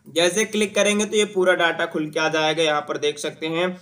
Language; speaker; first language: Hindi; native; Hindi